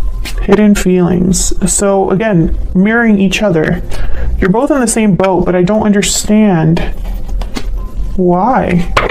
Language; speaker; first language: English; native; English